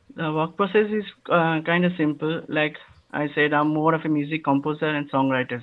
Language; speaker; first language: English; non-native, local second language; Bangla